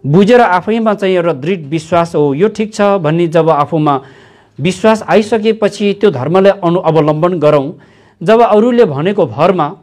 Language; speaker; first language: Nepali; non-native, local second language; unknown